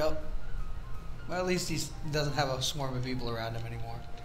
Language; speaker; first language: English; native; English